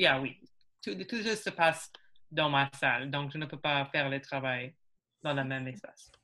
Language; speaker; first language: French; non-native, learner; English